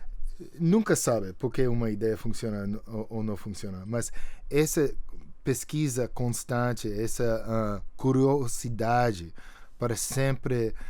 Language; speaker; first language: Portuguese; non-native, fluent; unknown